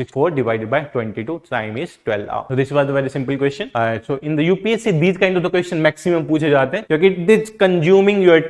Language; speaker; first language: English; non-native, local second language; Hindi